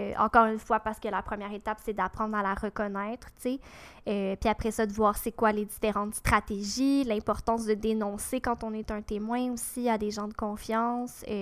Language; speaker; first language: French; native; French